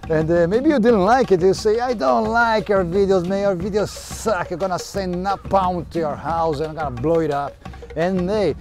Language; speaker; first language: English; non-native, fluent; Portuguese